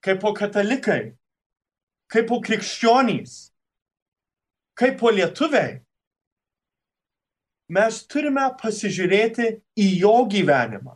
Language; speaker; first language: Lithuanian; early bilingual, heritage; Lithuanian